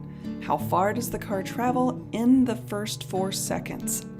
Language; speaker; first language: English; native; English